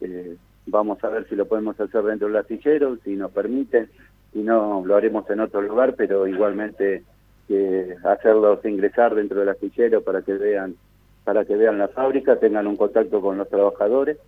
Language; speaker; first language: Spanish; native; Spanish